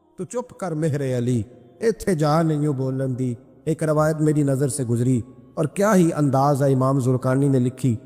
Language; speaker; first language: Urdu; non-native, local second language; Punjabi